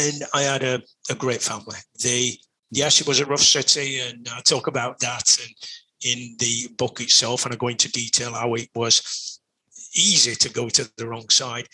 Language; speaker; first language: English; native; English